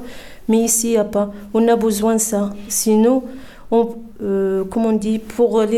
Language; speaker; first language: French; non-native, learner; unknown